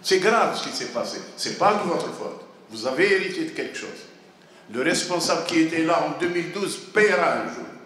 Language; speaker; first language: French; non-native, local second language; Arabic